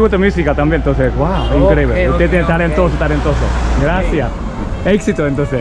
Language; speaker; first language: Spanish; non-native, learner; Japanese